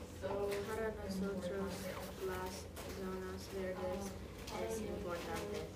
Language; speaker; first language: Spanish; non-native, learner; English